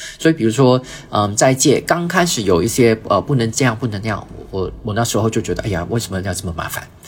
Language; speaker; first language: Chinese; early bilingual, heritage; Chinese